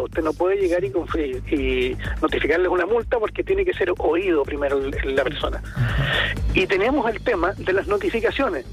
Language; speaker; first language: Spanish; native; Spanish